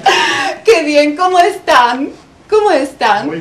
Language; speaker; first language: Spanish; non-native, fluent; Bulgarian